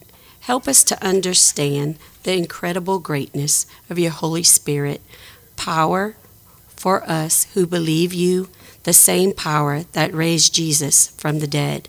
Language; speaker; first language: English; native; English